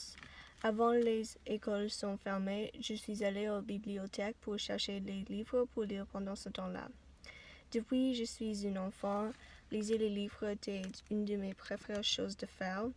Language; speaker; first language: French; non-native, learner; English